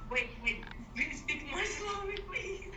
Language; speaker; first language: English; non-native, learner; Portuguese